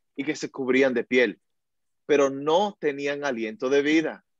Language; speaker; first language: Spanish; early bilingual, heritage; Spanish